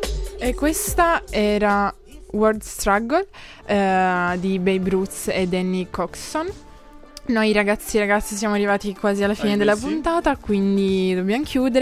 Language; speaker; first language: Italian; native; Italian